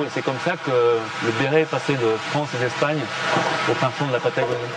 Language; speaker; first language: French; native; French